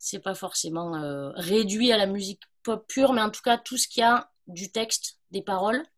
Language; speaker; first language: French; native; French